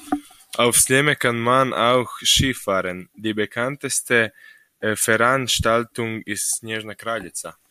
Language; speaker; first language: German; non-native, learner; Croatian